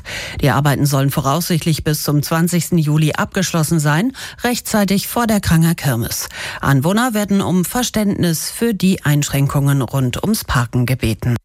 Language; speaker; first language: German; native; German